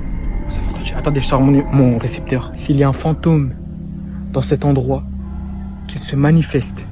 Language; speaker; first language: French; native; French